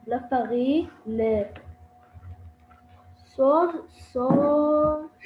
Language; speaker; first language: French; non-native, learner; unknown